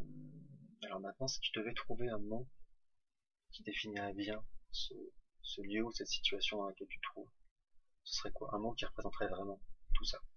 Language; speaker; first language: French; native; French